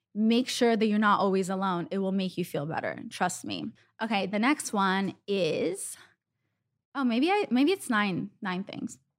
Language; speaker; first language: English; non-native, fluent; Hebrew